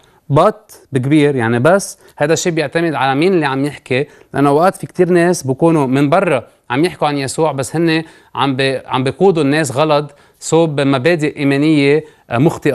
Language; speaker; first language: Arabic; native; Arabic